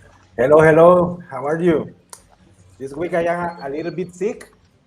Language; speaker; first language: English; non-native, fluent; Spanish